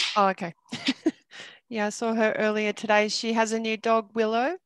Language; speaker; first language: English; native; English